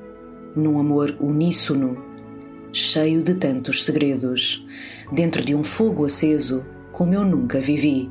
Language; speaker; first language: Portuguese; native; Portuguese